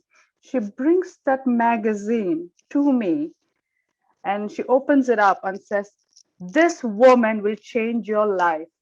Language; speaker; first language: English; non-native, local second language; Tamil